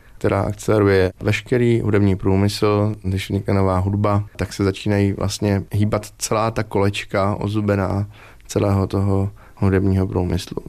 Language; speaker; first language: Czech; native; Czech